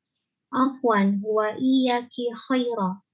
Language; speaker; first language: Arabic; non-native, learner; Indonesian